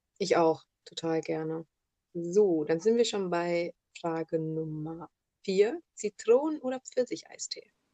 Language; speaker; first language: German; early bilingual, other home language; Italian